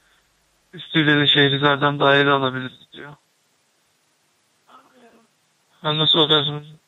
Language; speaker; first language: Turkish; native; Turkish